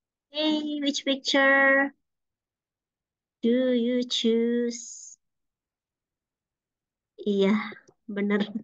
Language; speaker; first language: English; non-native, fluent; Indonesian